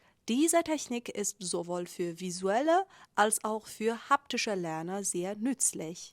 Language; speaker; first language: German; non-native, fluent; Persian